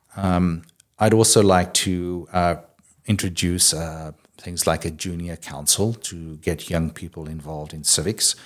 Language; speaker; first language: English; native; English